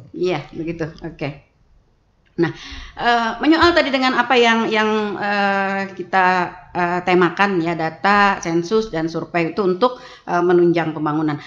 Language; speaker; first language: Indonesian; native; Indonesian